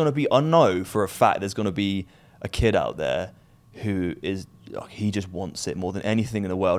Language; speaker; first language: English; native; English